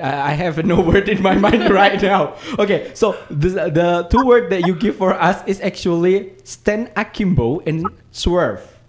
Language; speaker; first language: English; non-native, fluent; Indonesian